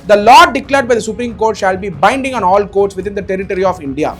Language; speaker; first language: English; non-native, local second language; Tamil